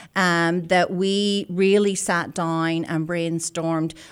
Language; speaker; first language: English; native; English